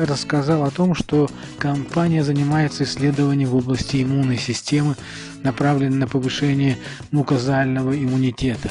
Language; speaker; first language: Russian; native; Russian